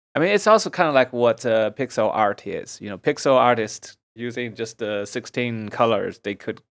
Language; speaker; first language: English; non-native, fluent; Chinese